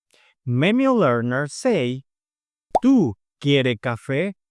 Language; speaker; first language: Spanish; non-native, fluent; English